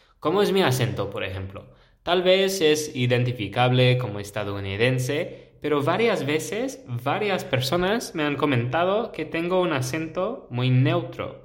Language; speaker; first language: Spanish; non-native, fluent; English